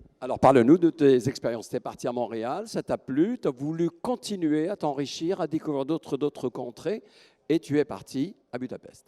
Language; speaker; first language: French; native; French